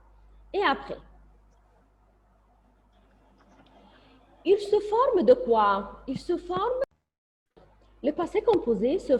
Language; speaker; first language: French; non-native, fluent; Arabic